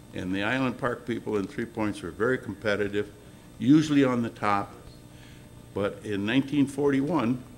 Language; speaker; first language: English; native; English